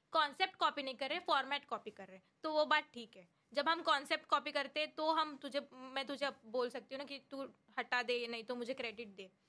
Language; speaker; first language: Hindi; non-native, local second language; Marathi